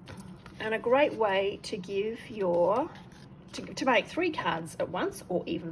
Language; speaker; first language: English; native; English